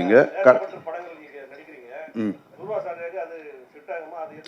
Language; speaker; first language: Tamil; native; Tamil